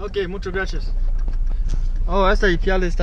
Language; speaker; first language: Spanish; non-native, learner; English